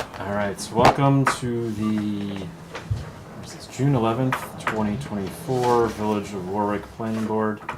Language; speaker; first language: English; native; English